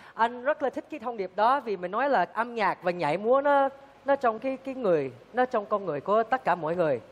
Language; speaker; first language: Vietnamese; early bilingual, heritage; Vietnamese